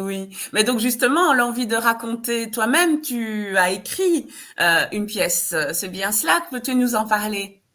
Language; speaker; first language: French; native; French